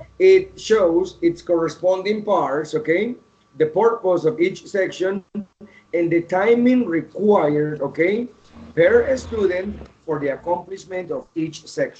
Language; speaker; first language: English; non-native, fluent; Spanish